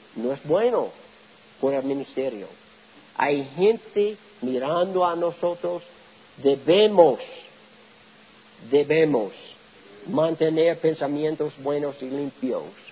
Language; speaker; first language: Spanish; non-native, learner; English